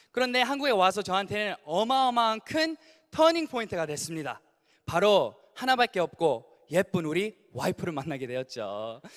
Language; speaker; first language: Korean; early bilingual, other home language; English